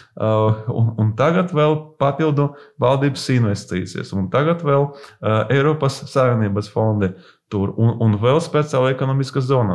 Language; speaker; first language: Latvian; non-native, local second language; Russian